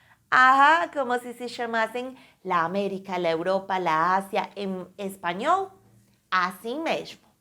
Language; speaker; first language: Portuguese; non-native, fluent; Spanish